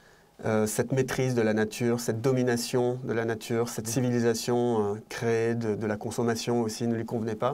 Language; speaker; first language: French; native; French